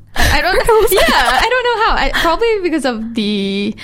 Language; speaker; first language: English; early bilingual, other home language; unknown